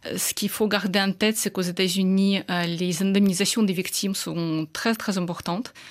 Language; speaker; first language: French; non-native, fluent; Russian